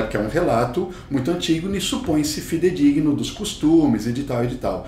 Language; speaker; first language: Portuguese; native; Portuguese